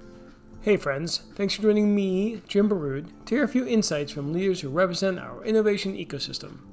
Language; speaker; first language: English; native; English